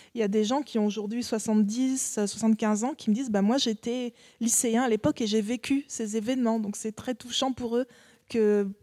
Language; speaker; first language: French; native; French